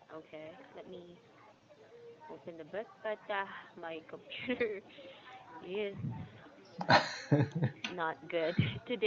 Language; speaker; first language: English; non-native, fluent; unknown